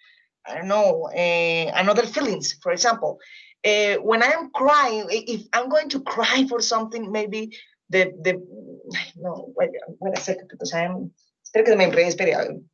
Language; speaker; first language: English; non-native, fluent; Spanish